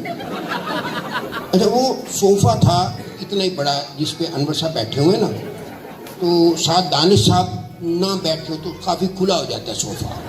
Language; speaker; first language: Urdu; non-native, local second language; Punjabi